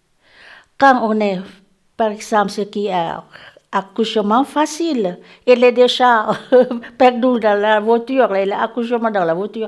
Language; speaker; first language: French; non-native, learner; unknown